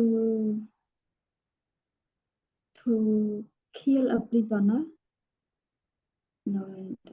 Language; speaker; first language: English; non-native, learner; Khmer